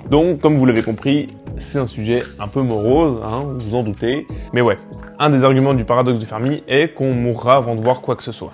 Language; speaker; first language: French; native; French